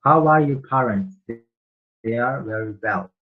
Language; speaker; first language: English; non-native, learner; Uzbek